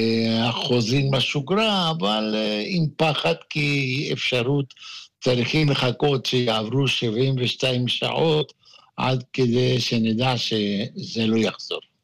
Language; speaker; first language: Hebrew; non-native, fluent; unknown